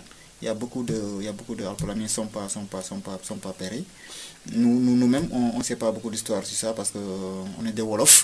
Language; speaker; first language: French; non-native, local second language; Wolof